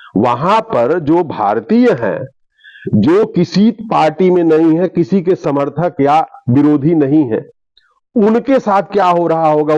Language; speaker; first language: Hindi; native; Hindi